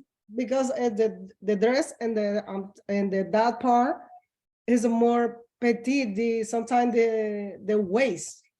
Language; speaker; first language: English; non-native, learner; Spanish